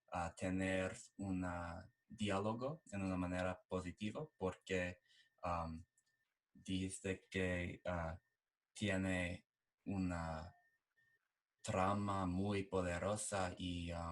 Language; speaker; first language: Spanish; non-native, learner; English